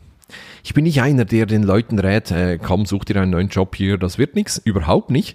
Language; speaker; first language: German; native; German